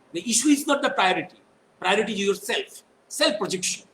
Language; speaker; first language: English; non-native, local second language; Bangla